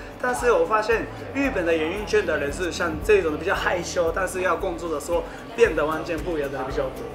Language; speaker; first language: Chinese; non-native, fluent; Japanese